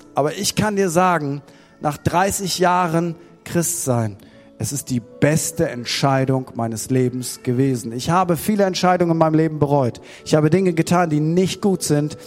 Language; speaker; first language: German; native; German